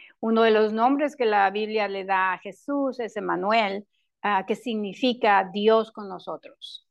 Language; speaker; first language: Spanish; non-native, local second language; English